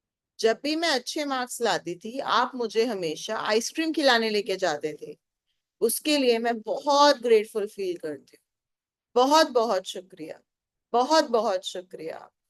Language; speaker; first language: Hindi; native; Hindi